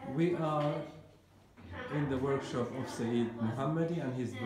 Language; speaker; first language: English; non-native, learner; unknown